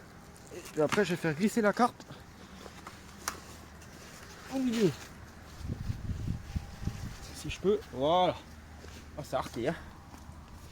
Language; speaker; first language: French; native; French